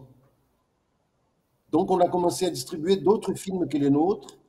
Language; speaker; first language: French; non-native, fluent; Portuguese